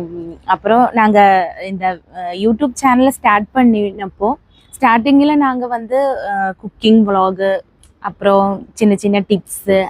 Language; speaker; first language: Tamil; non-native, learner; Malayalam